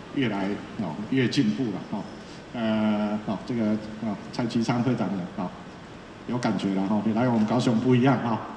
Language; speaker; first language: Chinese; native; Chinese